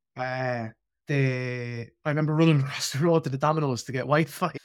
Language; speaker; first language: English; native; English